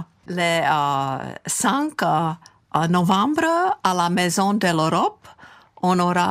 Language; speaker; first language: French; non-native, fluent; Czech